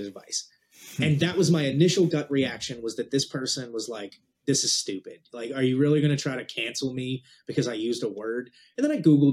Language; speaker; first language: English; native; English